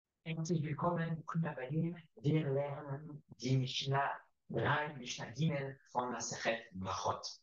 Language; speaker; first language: German; non-native, fluent; Hebrew